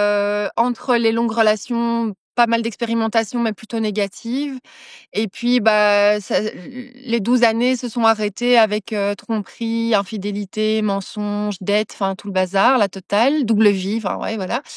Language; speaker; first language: French; native; French